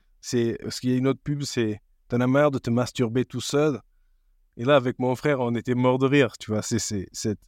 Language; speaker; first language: French; non-native, fluent; Portuguese